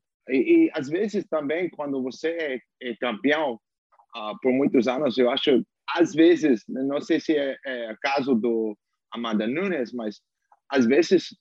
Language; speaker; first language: Portuguese; non-native, fluent; English